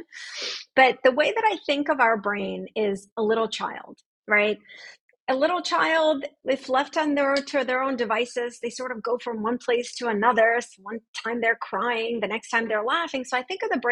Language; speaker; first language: English; early bilingual, other home language; Russian